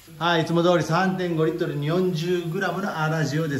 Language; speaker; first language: Japanese; native; Japanese